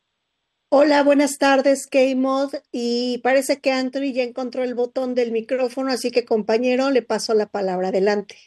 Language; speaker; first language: Spanish; native; Spanish